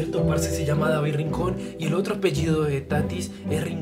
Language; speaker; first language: Spanish; native; Spanish